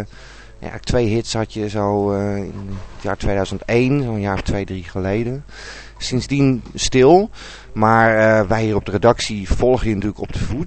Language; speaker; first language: Dutch; native; Dutch